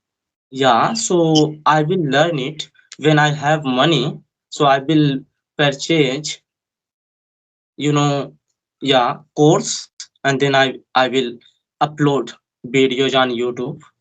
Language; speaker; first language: English; non-native, learner; Hindi